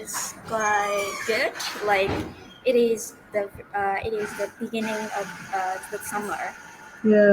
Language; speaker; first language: English; non-native, fluent; Vietnamese